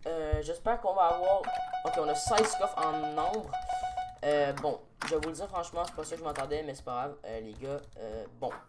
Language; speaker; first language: French; native; French